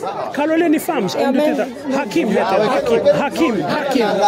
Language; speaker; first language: Swedish; non-native, fluent; Swahili